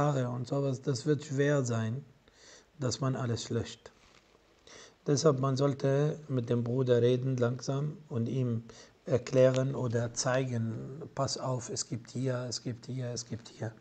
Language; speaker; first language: German; non-native, fluent; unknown